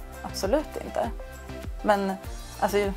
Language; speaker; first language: Swedish; native; Swedish